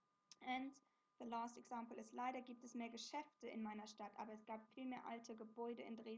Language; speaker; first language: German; non-native, fluent; English